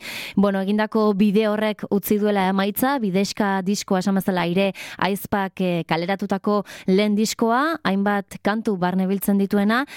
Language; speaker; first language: Basque; native; Basque